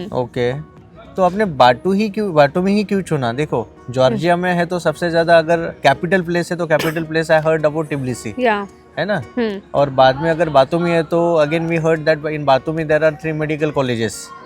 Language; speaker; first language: Hindi; native; Hindi